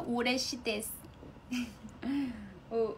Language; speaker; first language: Japanese; non-native, learner; Chinese